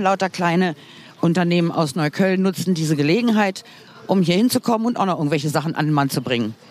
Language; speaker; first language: German; native; German